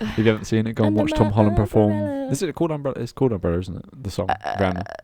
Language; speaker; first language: English; native; English